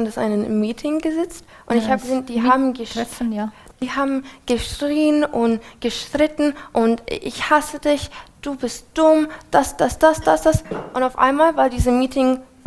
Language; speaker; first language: German; non-native, fluent; English